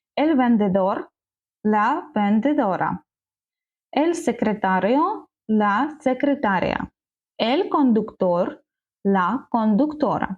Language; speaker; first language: Spanish; non-native, learner; Ukrainian